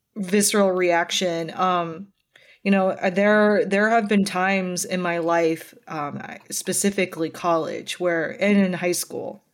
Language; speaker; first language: English; native; English